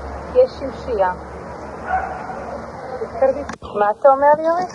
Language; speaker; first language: Hebrew; native; Hebrew